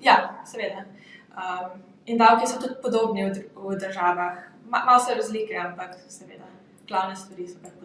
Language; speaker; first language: Slovenian; early bilingual, heritage; Slovenian